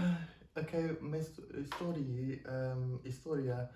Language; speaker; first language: Ukrainian; non-native, learner; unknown